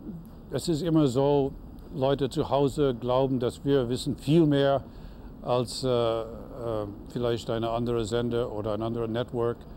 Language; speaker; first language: German; non-native, fluent; English